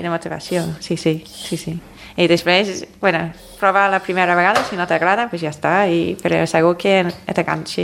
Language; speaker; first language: Catalan; non-native, fluent; English